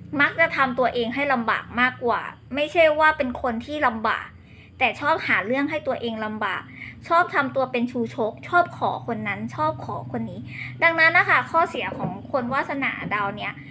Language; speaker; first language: Thai; native; Thai